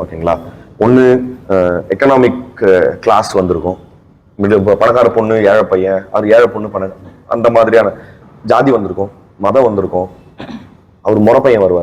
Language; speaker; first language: Tamil; native; Tamil